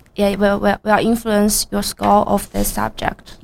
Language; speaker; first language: English; non-native, learner; Chinese